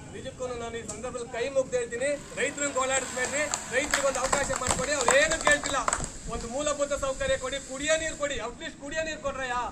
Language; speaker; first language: Kannada; native; Kannada